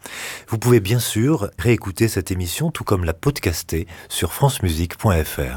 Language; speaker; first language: French; native; French